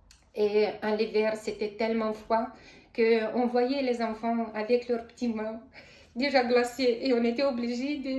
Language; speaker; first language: French; non-native, fluent; Romanian